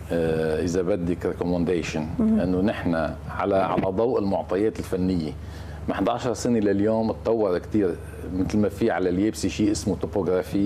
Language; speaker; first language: Arabic; native; Arabic